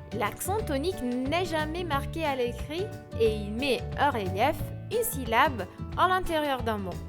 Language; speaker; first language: French; non-native, fluent; Italian